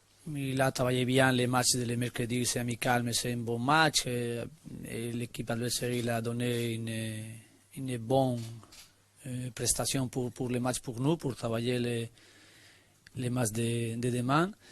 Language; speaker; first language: French; non-native, learner; Spanish